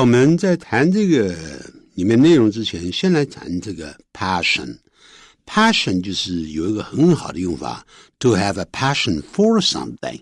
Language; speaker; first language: Chinese; native; Chinese